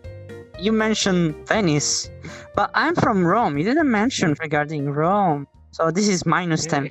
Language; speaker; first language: English; non-native, fluent; Italian